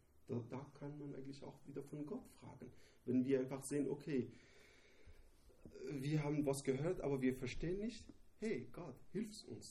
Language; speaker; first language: German; non-native, learner; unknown